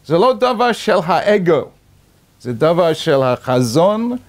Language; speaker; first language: Hebrew; non-native, fluent; English